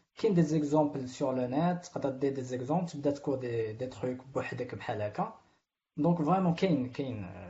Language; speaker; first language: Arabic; native; Arabic